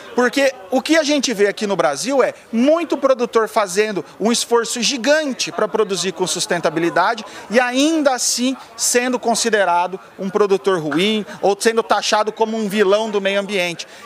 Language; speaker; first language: Portuguese; native; Portuguese